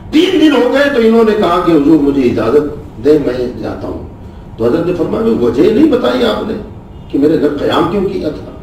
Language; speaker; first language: Hindi; non-native, local second language; Urdu